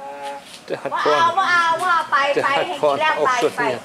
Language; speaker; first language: German; native; German